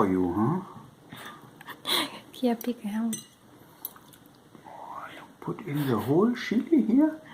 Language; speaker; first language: English; non-native, fluent; German